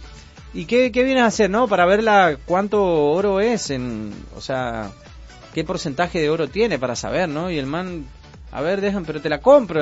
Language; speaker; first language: Spanish; native; Spanish